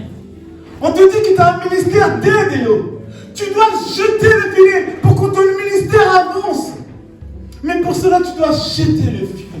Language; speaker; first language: French; native; French